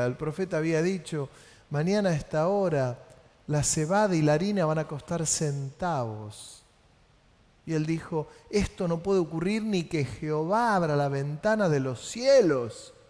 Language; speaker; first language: Spanish; native; Spanish